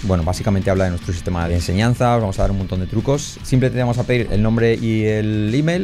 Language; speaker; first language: Spanish; native; Spanish